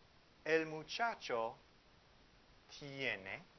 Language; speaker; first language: Spanish; non-native, learner; English